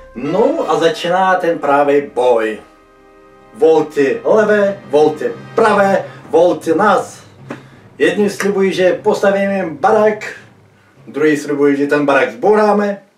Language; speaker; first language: Czech; non-native, fluent; Russian